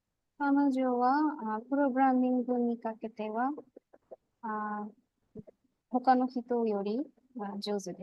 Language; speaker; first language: Japanese; non-native, learner; Bangla